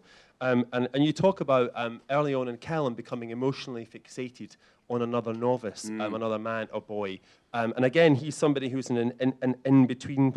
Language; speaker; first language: English; native; English